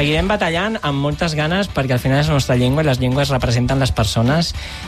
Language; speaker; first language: Catalan; native; Catalan